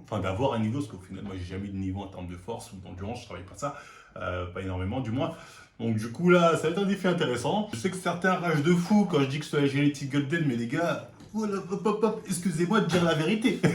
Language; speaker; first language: French; native; French